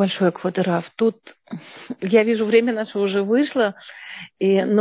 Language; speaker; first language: Russian; native; Russian